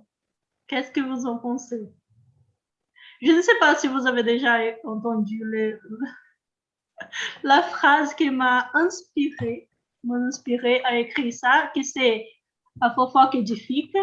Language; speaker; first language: French; non-native, learner; Portuguese